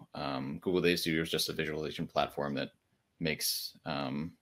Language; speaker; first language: English; native; English